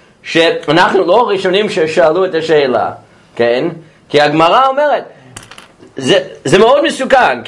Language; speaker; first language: Hebrew; non-native, fluent; English